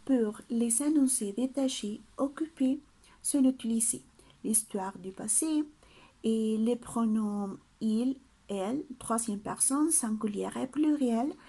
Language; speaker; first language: French; non-native, learner; Spanish